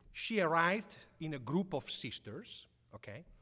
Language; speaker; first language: English; non-native, fluent; Italian